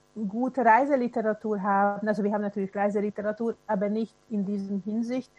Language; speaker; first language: German; non-native, fluent; Hungarian